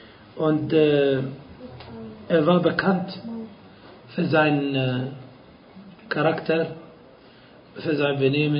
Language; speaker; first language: German; non-native, fluent; Arabic